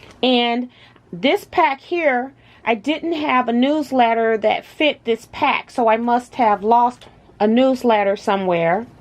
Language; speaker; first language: English; native; English